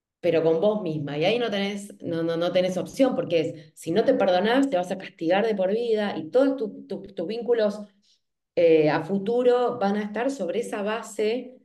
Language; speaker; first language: Spanish; native; Spanish